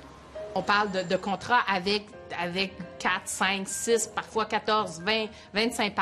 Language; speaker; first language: French; native; French